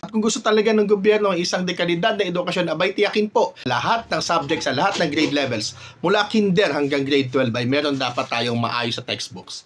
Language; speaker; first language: Filipino; native; Filipino